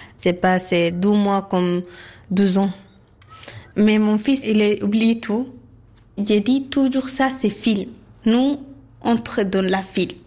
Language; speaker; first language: French; non-native, learner; Arabic